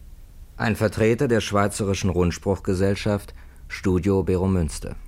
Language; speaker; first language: German; native; German